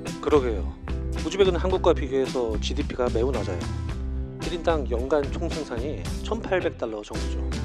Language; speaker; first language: Korean; native; Korean